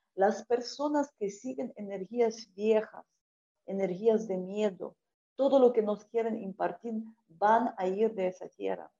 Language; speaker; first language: Spanish; non-native, fluent; Ukrainian